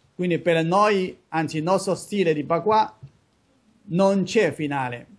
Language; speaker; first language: Italian; non-native, fluent; Chinese